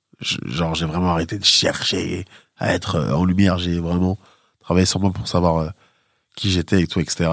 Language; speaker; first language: French; native; French